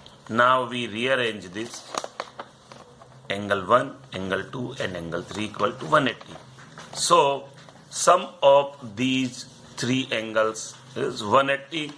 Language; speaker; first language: English; non-native, local second language; Hindi